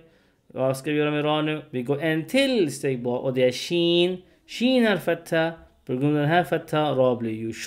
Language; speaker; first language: Swedish; non-native, fluent; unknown